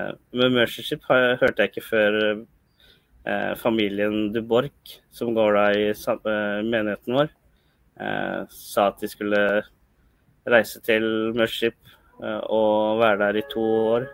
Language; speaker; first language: Norwegian; early bilingual, other home language; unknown